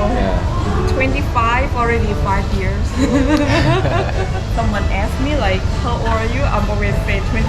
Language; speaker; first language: English; non-native, learner; Thai